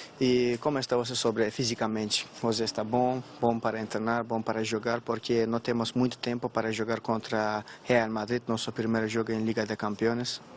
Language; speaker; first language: Portuguese; non-native, learner; Turkish